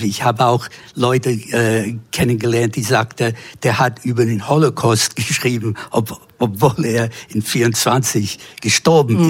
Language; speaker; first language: German; non-native, fluent; English